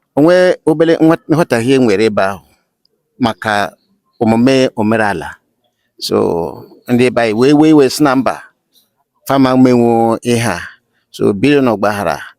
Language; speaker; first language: Igbo; native; Igbo